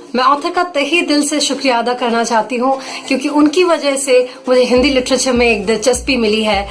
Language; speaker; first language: Hindi; non-native, local second language; Bangla